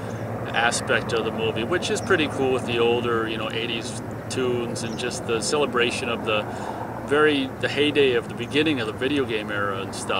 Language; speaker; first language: English; native; English